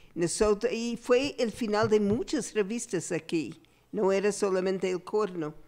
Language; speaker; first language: Spanish; non-native, fluent; English